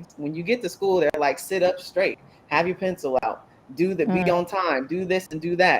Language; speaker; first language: English; native; English